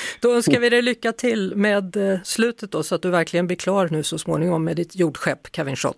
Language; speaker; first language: Swedish; native; Swedish